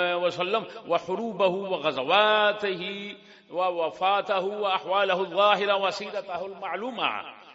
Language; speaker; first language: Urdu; non-native, local second language; Punjabi